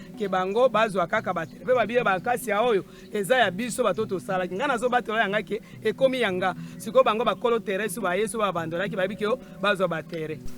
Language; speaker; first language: Lingala; native; Lingala